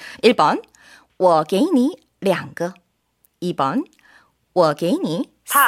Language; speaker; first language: Chinese; non-native, fluent; Korean